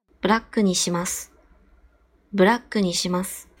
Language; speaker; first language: Japanese; non-native, fluent; Chinese